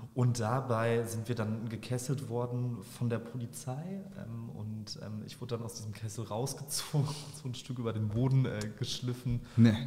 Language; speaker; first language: German; native; German